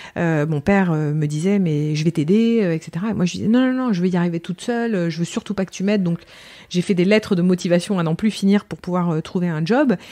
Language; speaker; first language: French; native; French